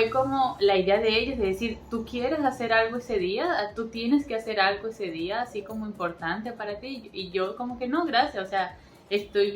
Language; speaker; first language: Spanish; native; Spanish